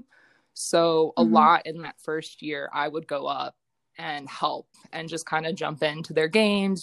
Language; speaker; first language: English; native; English